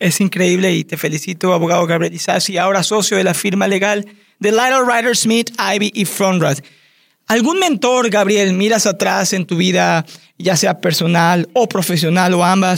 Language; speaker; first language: Spanish; native; Spanish